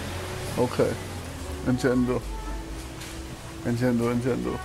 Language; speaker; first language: Spanish; non-native, learner; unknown